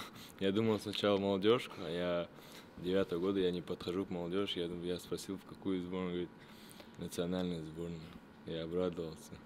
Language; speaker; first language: Russian; native; Russian